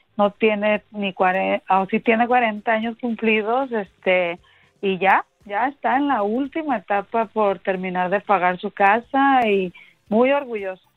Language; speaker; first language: Spanish; native; Spanish